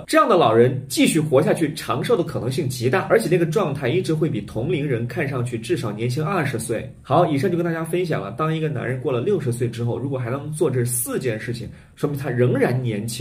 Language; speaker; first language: Chinese; native; Chinese